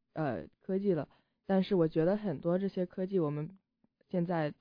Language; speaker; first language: Chinese; early bilingual, heritage; Chinese